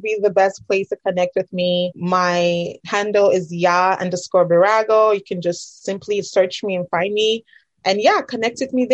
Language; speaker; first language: English; non-native, local second language; Akan